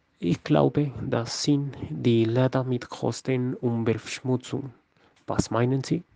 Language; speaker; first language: German; non-native, learner; Spanish